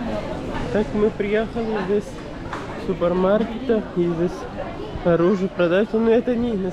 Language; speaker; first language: Russian; non-native, local second language; Kyrgyz